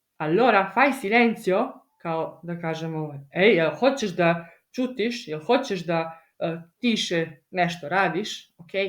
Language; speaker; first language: Bosnian; early bilingual, heritage; Italian